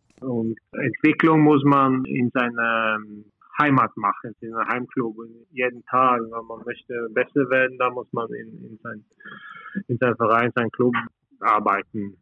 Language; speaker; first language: German; non-native, learner; Norwegian